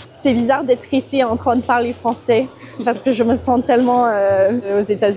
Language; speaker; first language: French; non-native, fluent; English